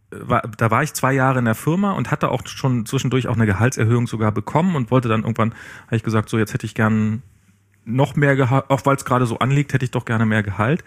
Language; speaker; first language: German; native; German